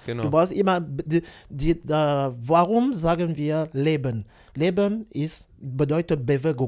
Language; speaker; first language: German; non-native, learner; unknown